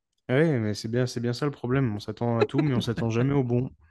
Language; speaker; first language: French; native; French